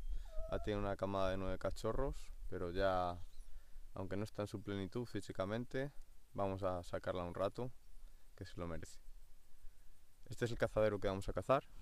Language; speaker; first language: Spanish; native; Spanish